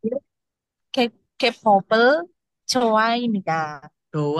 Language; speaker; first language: Korean; non-native, learner; Indonesian